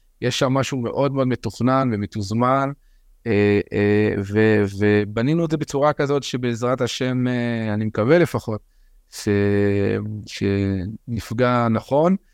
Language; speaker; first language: Hebrew; early bilingual, other home language; French